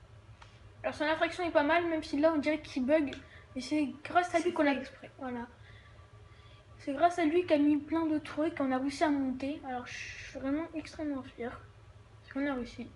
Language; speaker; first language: French; native; French